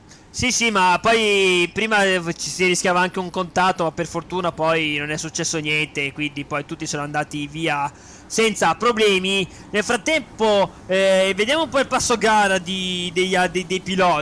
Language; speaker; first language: Italian; native; Italian